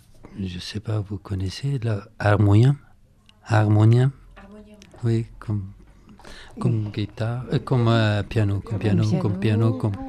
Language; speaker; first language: French; non-native, learner; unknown